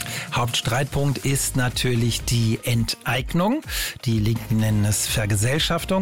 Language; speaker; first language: German; native; German